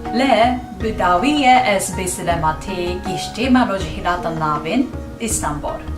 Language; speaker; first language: Kurdish; non-native, learner; Japanese